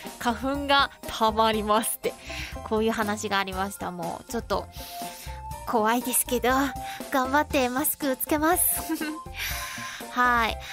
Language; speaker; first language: Japanese; non-native, fluent; Chinese